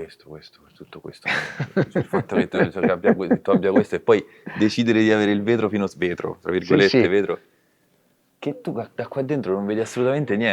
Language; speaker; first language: Italian; native; Italian